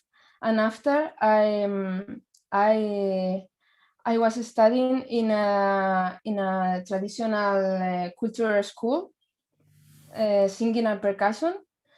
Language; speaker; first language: English; non-native, learner; Spanish